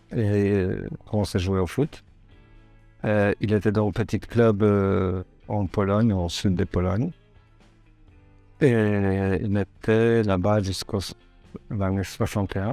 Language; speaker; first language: French; non-native, learner; Polish